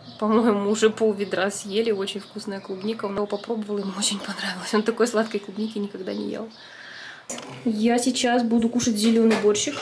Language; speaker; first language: Russian; native; Russian